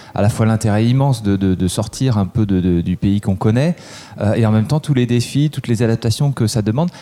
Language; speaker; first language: French; native; French